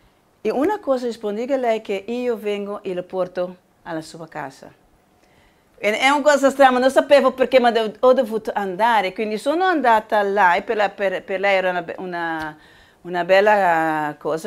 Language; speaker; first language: Italian; non-native, learner; Spanish